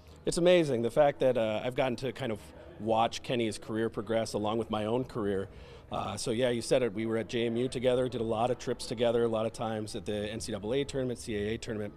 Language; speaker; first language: English; native; English